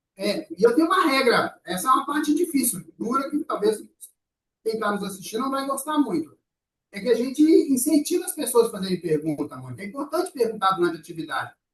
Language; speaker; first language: Portuguese; native; Portuguese